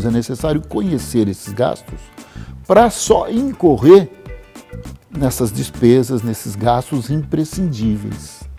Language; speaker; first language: Portuguese; native; Portuguese